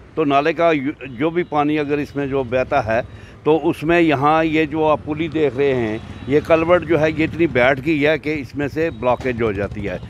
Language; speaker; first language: Hindi; native; Hindi